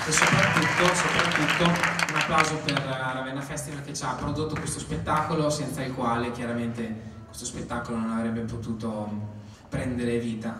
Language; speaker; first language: Italian; native; Italian